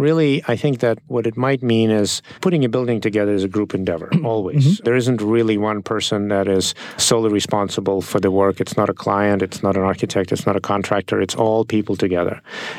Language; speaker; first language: English; non-native, fluent; Russian